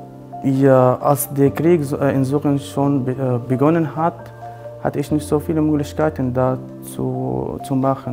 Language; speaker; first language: German; non-native, fluent; Arabic